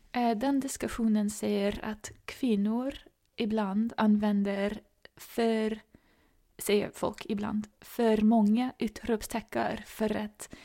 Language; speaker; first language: Swedish; non-native, learner; English